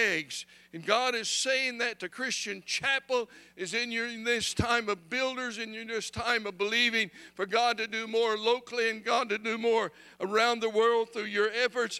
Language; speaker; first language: English; native; English